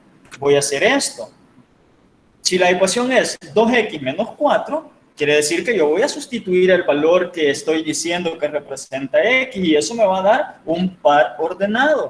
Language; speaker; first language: Spanish; native; Spanish